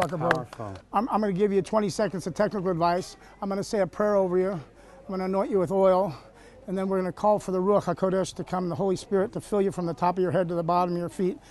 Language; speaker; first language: English; native; English